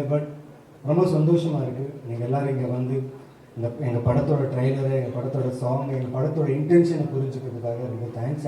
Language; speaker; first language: Tamil; non-native, fluent; Telugu